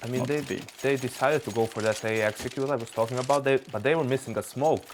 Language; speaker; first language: English; non-native, fluent; Danish